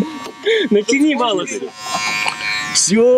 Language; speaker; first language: Russian; native; Russian